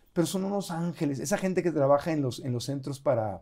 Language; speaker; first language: Spanish; native; Spanish